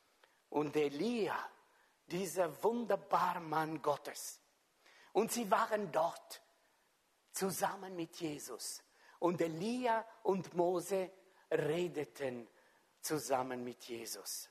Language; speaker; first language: German; non-native, fluent; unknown